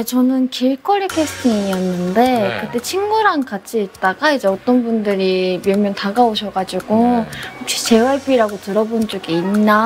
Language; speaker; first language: Korean; non-native, fluent; Japanese